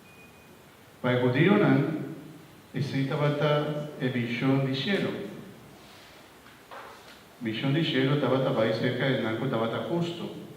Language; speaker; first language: Spanish; non-native, learner; Papiamento